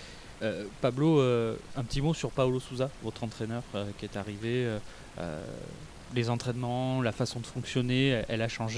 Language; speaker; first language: French; native; French